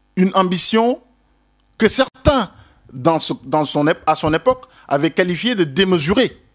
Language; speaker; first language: French; non-native, local second language; Wolof